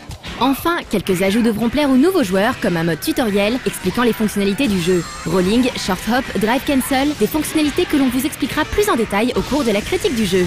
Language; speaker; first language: French; native; French